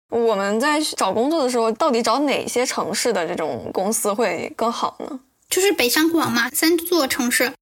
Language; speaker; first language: Chinese; native; Chinese